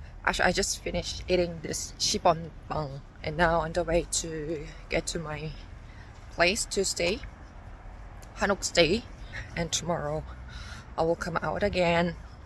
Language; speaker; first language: English; non-native, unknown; Korean